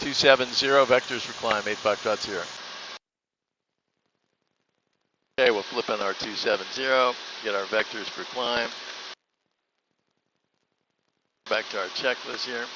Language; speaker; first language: English; native; English